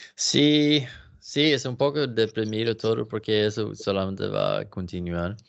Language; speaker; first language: Spanish; non-native, learner; Swedish